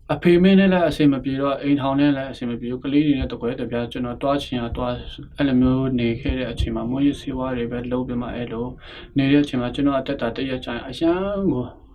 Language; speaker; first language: Burmese; non-native, local second language; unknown